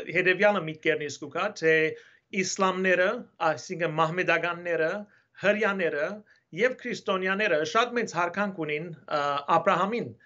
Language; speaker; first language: Armenian; early bilingual, heritage; Armenian